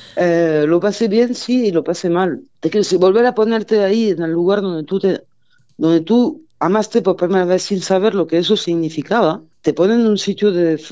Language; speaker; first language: Spanish; non-native, fluent; French